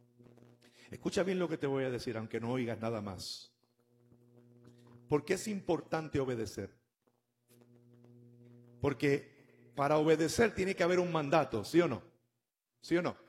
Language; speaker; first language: Spanish; native; Spanish